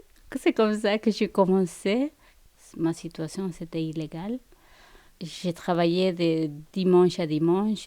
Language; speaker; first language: French; non-native, fluent; Spanish